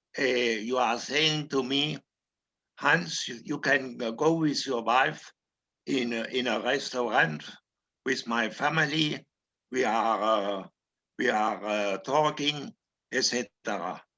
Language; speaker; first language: English; non-native, learner; German